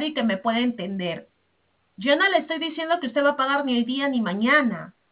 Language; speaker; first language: Spanish; native; Spanish